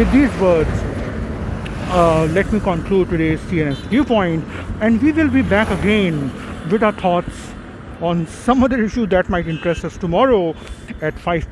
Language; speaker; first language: English; non-native, local second language; Hindi